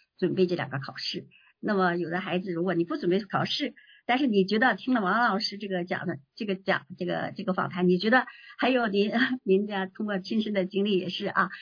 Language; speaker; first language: Chinese; native; Chinese